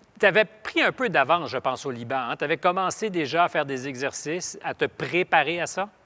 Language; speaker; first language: French; native; French